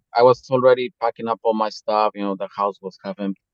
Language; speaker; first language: English; non-native, fluent; Spanish